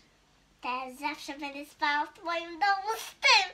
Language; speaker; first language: Polish; early bilingual, other home language; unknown